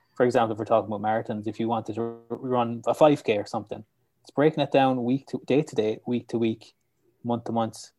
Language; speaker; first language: English; native; English